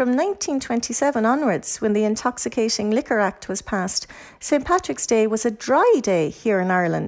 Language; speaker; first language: English; native; English